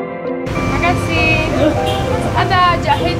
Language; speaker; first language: Indonesian; non-native, fluent; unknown